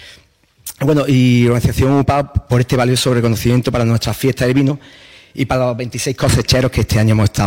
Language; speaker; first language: Spanish; native; Spanish